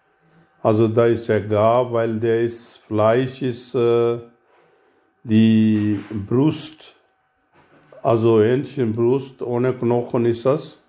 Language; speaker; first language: German; non-native, learner; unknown